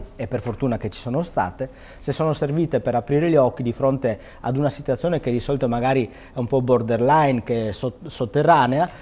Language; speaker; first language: Italian; native; Italian